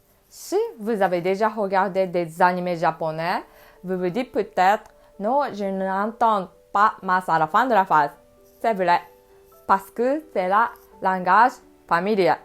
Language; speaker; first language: French; non-native, fluent; Japanese